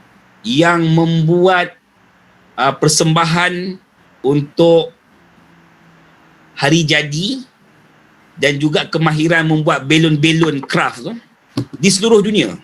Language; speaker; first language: Malay; native; Malay